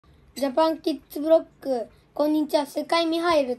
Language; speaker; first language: Japanese; early bilingual, other home language; Russian